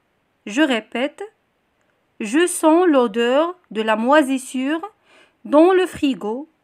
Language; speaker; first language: French; non-native, local second language; Arabic